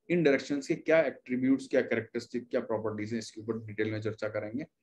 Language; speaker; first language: Hindi; native; Hindi